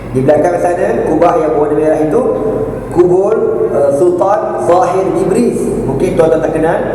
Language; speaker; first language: Malay; native; Malay